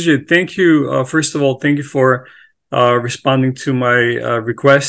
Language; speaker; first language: English; non-native, fluent; Macedonian